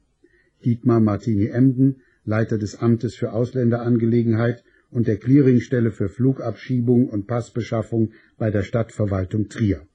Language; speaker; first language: German; native; German